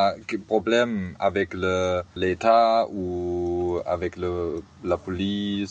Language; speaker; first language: French; non-native, learner; German